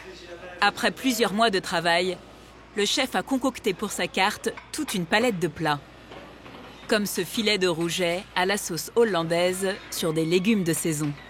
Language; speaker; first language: French; native; French